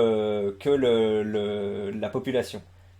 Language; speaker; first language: French; native; French